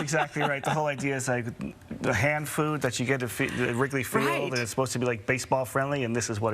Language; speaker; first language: English; native; English